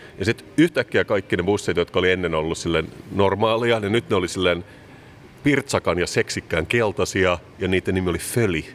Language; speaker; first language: Finnish; native; Finnish